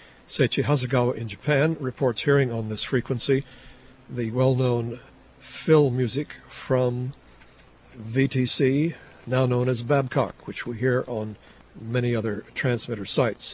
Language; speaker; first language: English; native; English